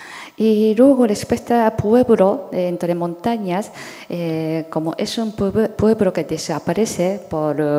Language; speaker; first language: Spanish; non-native, fluent; Japanese